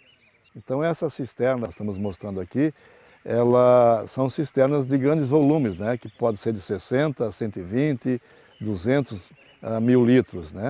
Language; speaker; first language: Portuguese; native; Portuguese